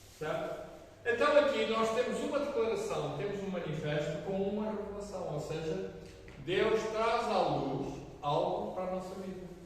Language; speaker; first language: Portuguese; native; Portuguese